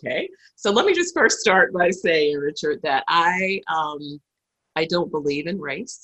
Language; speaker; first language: English; native; English